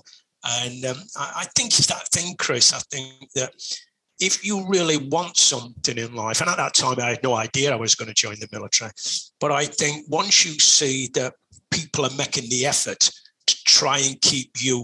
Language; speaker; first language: English; native; English